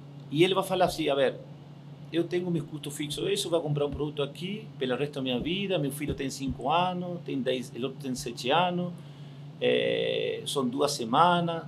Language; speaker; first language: Portuguese; non-native, fluent; Spanish